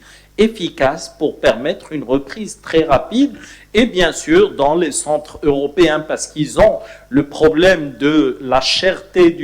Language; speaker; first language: French; non-native, local second language; Arabic